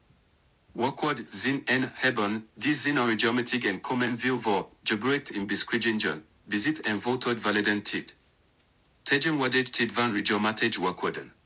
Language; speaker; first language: Dutch; non-native, learner; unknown